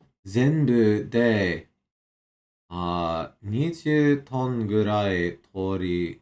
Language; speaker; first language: Japanese; non-native, learner; English